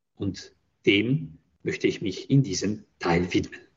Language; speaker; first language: German; non-native, fluent; Polish